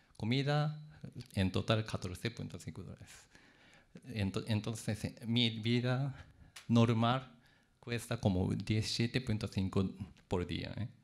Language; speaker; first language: Spanish; non-native, fluent; Japanese